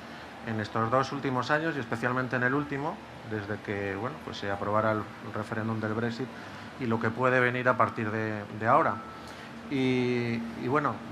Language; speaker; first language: Spanish; native; Spanish